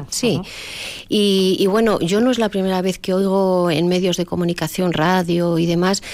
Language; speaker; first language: Spanish; native; Spanish